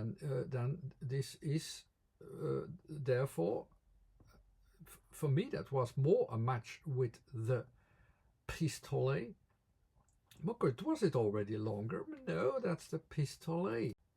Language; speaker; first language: English; non-native, fluent; Dutch